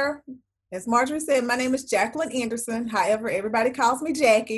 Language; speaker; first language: English; native; English